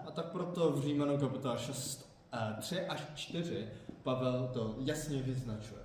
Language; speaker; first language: Czech; non-native, fluent; Korean